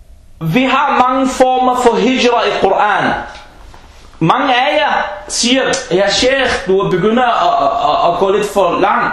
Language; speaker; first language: Danish; early bilingual, other home language; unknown